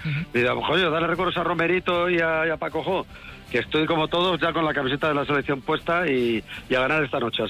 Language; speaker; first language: Spanish; native; Spanish